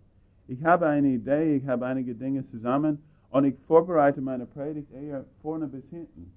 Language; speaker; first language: German; non-native, fluent; English